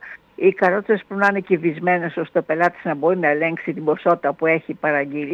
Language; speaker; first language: Greek; native; Greek